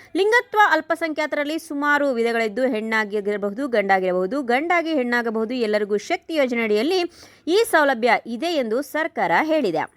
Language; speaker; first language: Kannada; native; Kannada